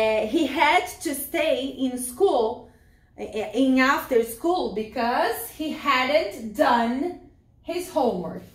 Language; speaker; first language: English; non-native, fluent; Portuguese